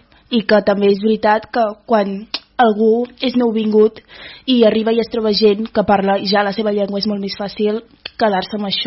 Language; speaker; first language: Catalan; early bilingual, other home language; Wolof